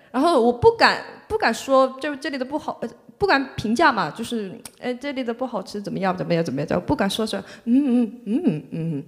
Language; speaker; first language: Chinese; non-native, fluent; Korean